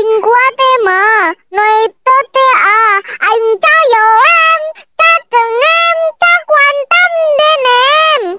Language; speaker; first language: Vietnamese; non-native, learner; Indonesian